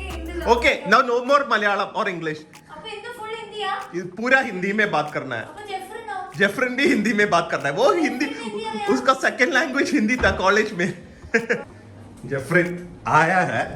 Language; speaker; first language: Hindi; non-native, local second language; Malayalam